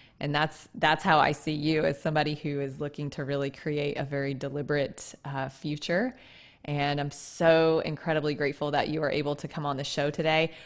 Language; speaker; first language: English; native; English